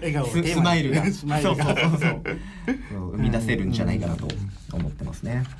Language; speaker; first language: Japanese; native; Japanese